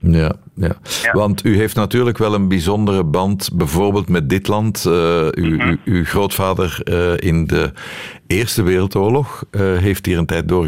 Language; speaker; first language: Dutch; native; Dutch